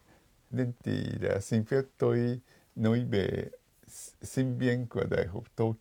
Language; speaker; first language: Vietnamese; non-native, fluent; Japanese